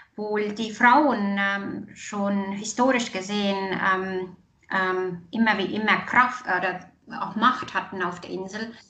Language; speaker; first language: German; non-native, fluent; Estonian